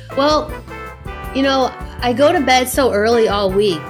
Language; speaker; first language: English; native; English